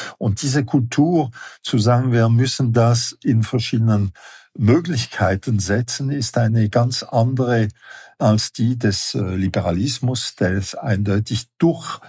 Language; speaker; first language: German; non-native, fluent; French